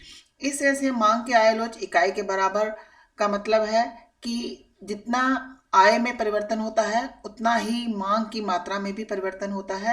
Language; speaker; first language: Hindi; native; Hindi